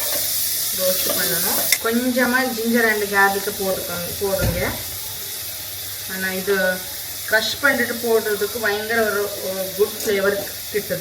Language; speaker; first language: Tamil; non-native, learner; Malayalam